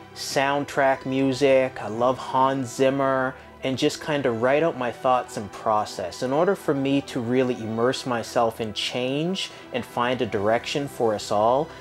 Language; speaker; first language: English; native; English